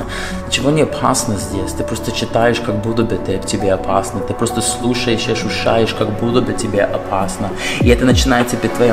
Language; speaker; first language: Russian; non-native, fluent; English